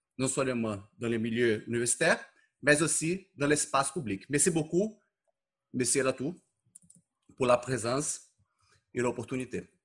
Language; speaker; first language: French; non-native, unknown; Portuguese